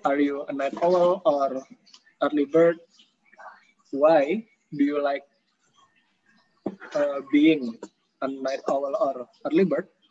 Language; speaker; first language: English; non-native, fluent; Indonesian